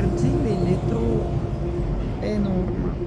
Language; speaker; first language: French; non-native, fluent; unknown